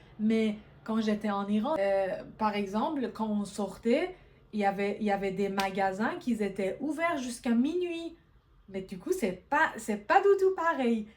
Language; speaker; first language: French; non-native, fluent; Persian